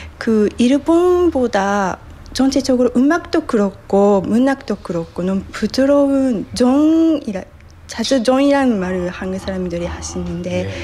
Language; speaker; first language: Korean; non-native, fluent; Japanese